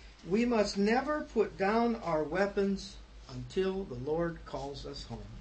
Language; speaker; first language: English; native; English